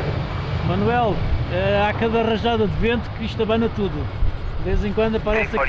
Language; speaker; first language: Portuguese; native; Portuguese